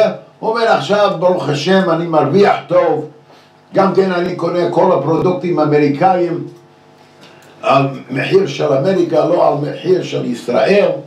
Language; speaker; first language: Hebrew; non-native, fluent; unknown